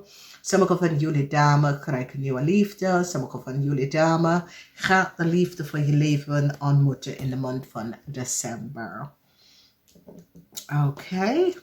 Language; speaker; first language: Dutch; non-native, fluent; English